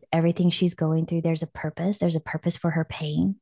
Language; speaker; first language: English; native; English